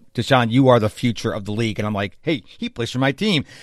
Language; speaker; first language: English; native; English